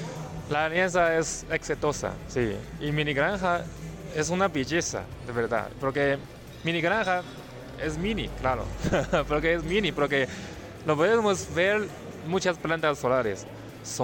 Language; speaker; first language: Spanish; non-native, learner; Chinese